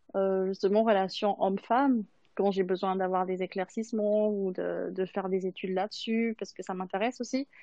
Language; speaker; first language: French; non-native, local second language; Malagasy